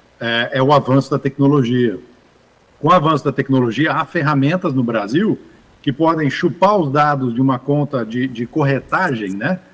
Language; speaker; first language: Portuguese; early bilingual, other home language; English